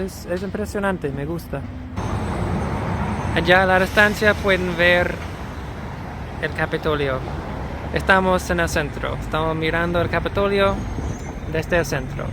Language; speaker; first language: Spanish; non-native, fluent; English